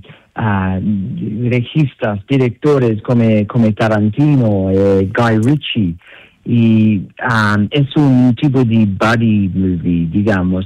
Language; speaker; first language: Spanish; non-native, fluent; English